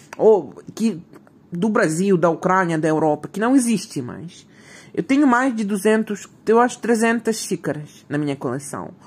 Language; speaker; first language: Portuguese; non-native, fluent; Ukrainian